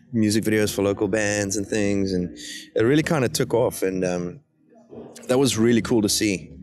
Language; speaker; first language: English; native; English